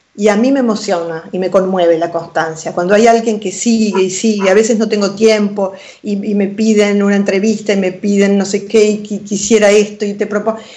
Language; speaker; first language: Spanish; native; Spanish